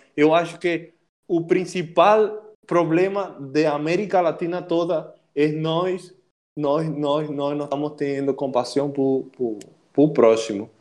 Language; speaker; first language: Portuguese; non-native, fluent; Spanish